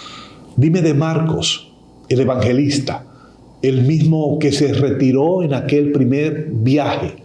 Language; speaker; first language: Spanish; native; Spanish